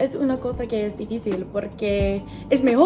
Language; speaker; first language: Spanish; non-native, learner; English